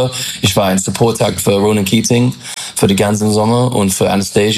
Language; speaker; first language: German; non-native, fluent; English